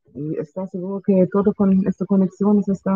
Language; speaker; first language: Spanish; non-native, learner; German